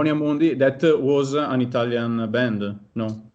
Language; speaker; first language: English; non-native, fluent; Italian